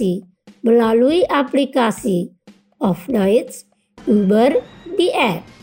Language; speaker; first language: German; non-native, fluent; Indonesian